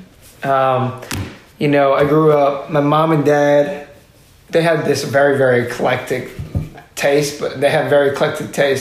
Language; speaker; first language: English; native; English